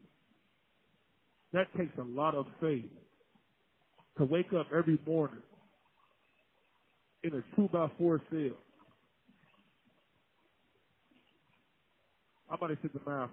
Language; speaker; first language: English; native; English